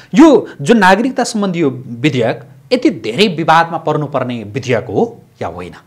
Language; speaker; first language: Nepali; native; Nepali